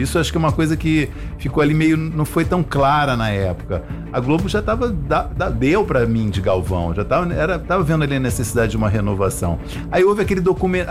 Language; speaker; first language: Portuguese; native; Portuguese